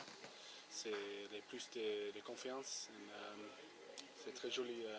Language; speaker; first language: French; non-native, learner; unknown